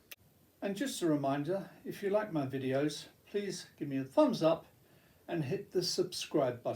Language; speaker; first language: English; native; English